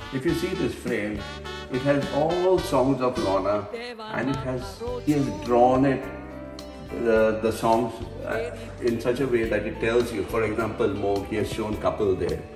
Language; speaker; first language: English; non-native, local second language; Konkani